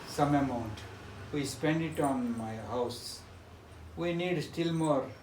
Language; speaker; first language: English; non-native, local second language; Telugu